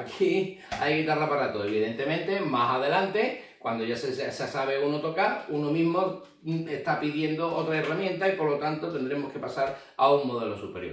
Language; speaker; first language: Spanish; native; Spanish